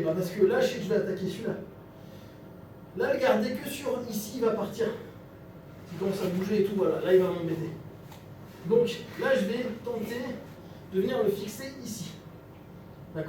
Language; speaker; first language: French; native; French